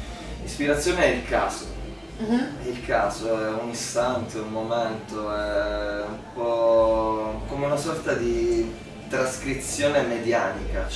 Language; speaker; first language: Italian; native; Italian